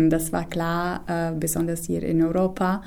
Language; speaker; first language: German; non-native, fluent; Italian